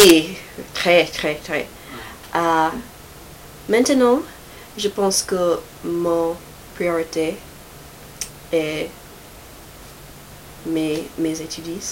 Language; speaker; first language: French; non-native, learner; English